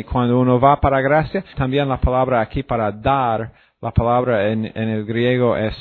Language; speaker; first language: Spanish; non-native, fluent; English